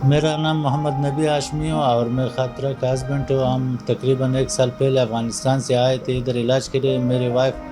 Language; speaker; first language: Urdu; non-native, fluent; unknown